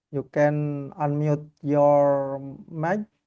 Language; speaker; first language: English; non-native, learner; Indonesian